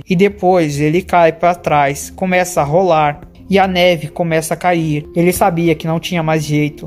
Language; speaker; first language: Portuguese; native; Portuguese